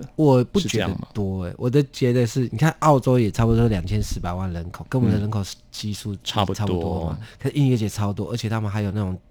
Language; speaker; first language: Chinese; non-native, local second language; Amis